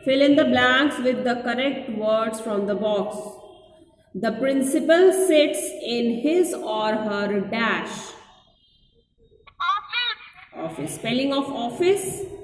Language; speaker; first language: English; non-native, local second language; Hindi